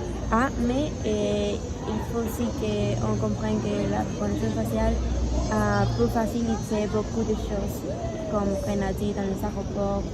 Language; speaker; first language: French; non-native, learner; Spanish